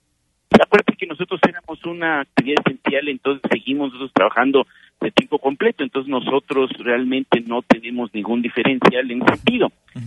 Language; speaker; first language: Spanish; native; Spanish